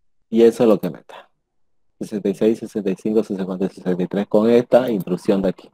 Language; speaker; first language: Spanish; native; Spanish